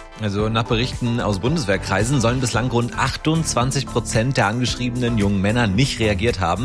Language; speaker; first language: German; native; German